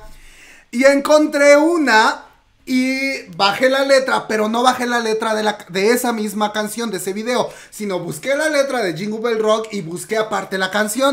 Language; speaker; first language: Spanish; native; Spanish